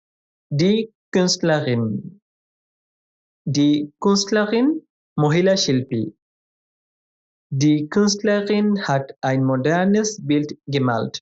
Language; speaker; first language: German; non-native, fluent; Bangla